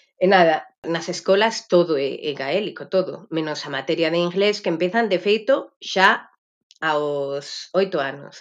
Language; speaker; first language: Galician; native; Galician